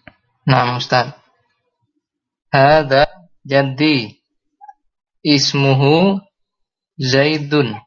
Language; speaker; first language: Arabic; non-native, learner; Indonesian